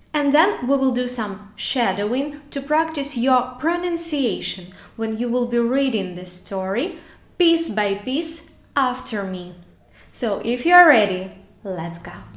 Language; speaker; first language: English; non-native, fluent; Ukrainian